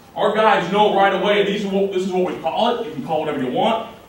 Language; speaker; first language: English; native; English